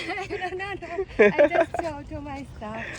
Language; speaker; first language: English; non-native, learner; Thai